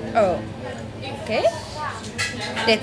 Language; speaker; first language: Dutch; native; Dutch